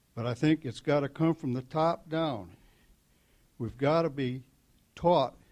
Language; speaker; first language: English; native; English